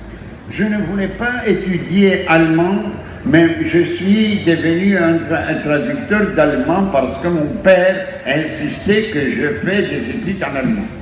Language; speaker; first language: French; non-native, fluent; Greek